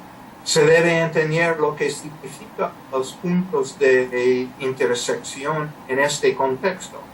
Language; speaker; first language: Spanish; non-native, learner; English